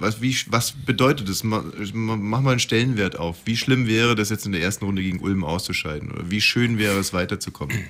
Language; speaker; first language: German; native; German